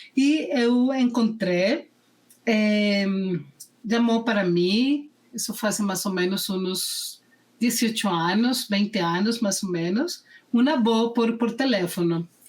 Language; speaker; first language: Portuguese; non-native, fluent; Spanish